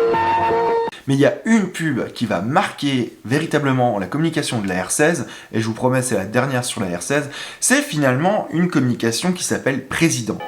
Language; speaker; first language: French; native; French